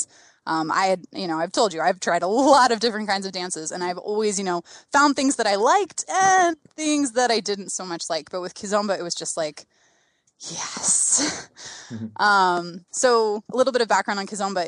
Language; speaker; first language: English; native; English